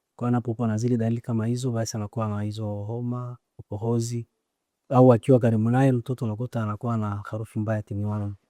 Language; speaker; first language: Swahili; native; Swahili